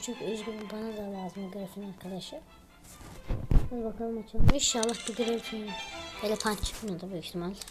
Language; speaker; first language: Turkish; native; Turkish